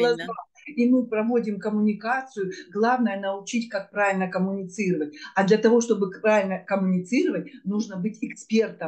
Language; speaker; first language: Russian; native; Russian